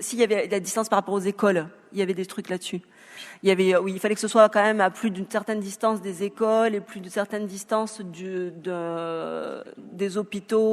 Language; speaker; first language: French; native; French